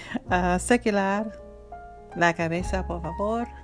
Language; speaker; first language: Spanish; non-native, learner; English